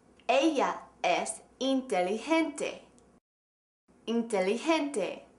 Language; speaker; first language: Spanish; non-native, fluent; English